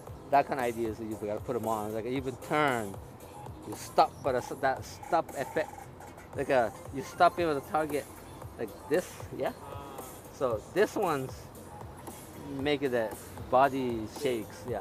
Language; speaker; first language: English; non-native, learner; Japanese